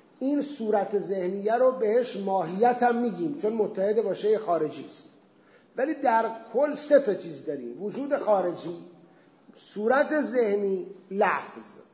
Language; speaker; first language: Persian; native; Persian